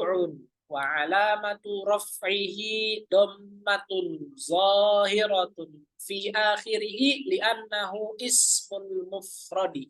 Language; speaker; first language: Arabic; non-native, fluent; Indonesian